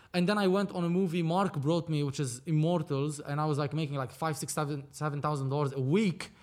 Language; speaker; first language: English; non-native, fluent; Arabic